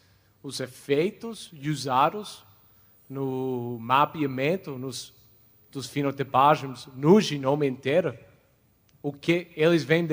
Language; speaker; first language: Portuguese; non-native, fluent; English